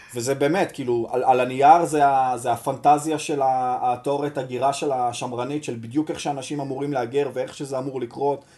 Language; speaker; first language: Hebrew; native; Hebrew